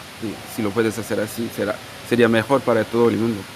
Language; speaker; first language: Spanish; non-native, fluent; Portuguese